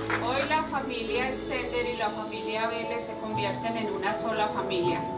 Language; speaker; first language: Spanish; native; Spanish